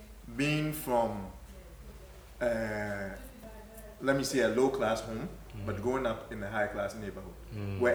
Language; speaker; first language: English; non-native, local second language; Akan